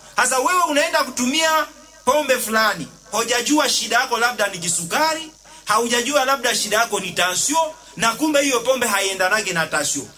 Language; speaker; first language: Swahili; native; Swahili